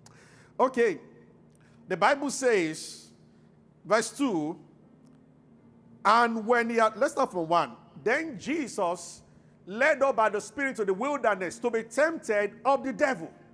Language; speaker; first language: English; non-native, local second language; Yoruba